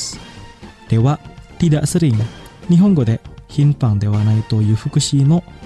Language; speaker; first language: Japanese; non-native, fluent; Indonesian